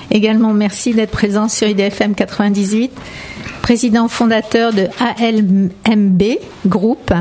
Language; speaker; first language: French; native; French